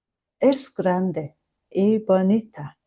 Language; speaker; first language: Spanish; non-native, fluent; Mongolian